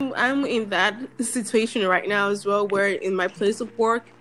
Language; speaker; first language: English; non-native, local second language; Yoruba